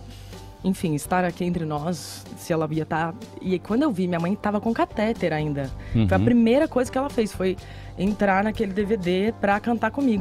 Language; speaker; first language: Portuguese; native; Portuguese